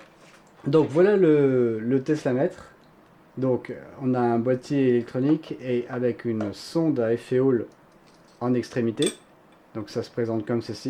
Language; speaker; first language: French; native; French